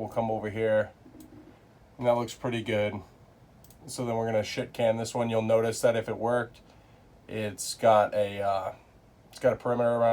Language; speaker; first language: English; native; English